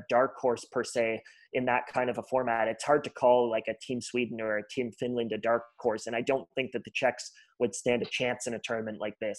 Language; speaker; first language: English; native; English